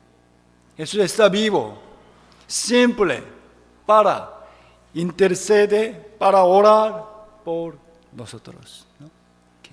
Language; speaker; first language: Spanish; non-native, fluent; Korean